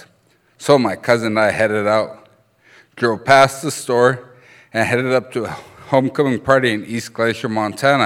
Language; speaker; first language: English; early bilingual, other home language; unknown